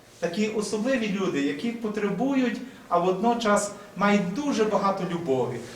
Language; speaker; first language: Ukrainian; native; Ukrainian